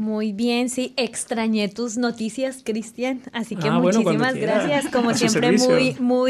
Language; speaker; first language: Spanish; native; Spanish